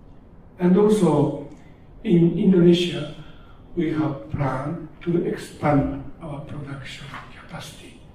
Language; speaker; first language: English; non-native, learner; Japanese